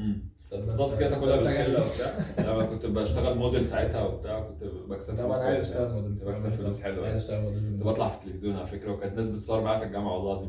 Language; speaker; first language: Arabic; native; Arabic